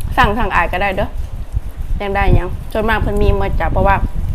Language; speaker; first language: Thai; native; Thai